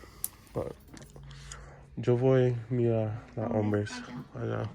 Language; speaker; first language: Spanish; non-native, learner; English